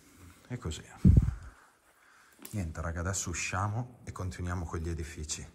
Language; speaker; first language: Italian; native; Italian